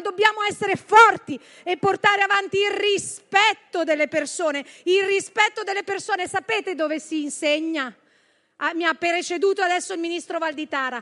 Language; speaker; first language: Italian; native; Italian